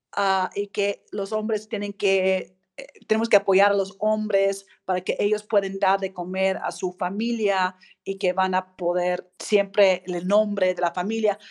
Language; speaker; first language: Spanish; non-native, fluent; English